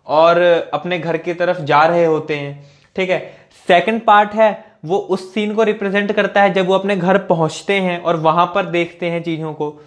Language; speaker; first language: Hindi; native; Hindi